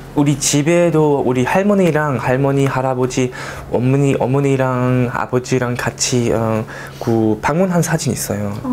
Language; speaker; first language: Korean; early bilingual, heritage; Korean